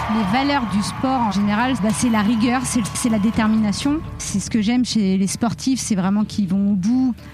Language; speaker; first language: French; native; French